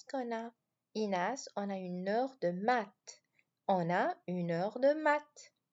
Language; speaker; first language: French; non-native, fluent; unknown